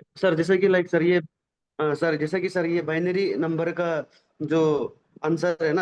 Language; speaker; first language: Hindi; non-native, local second language; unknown